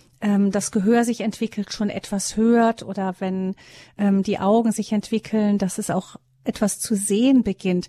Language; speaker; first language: German; native; German